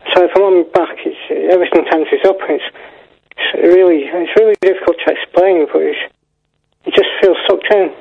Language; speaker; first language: English; native; English